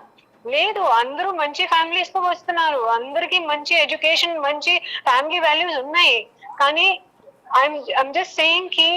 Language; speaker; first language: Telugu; non-native, local second language; Hindi